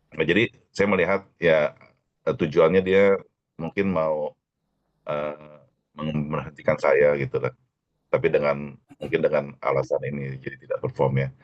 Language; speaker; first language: Indonesian; native; Indonesian